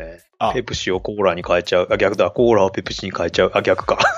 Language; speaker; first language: Japanese; native; Japanese